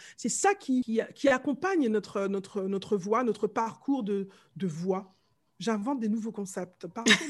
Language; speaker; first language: French; native; French